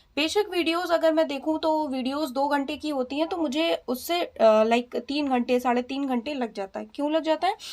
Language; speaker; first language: Hindi; native; Hindi